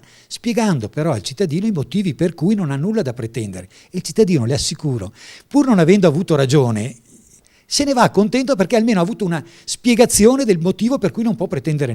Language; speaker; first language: Italian; native; Italian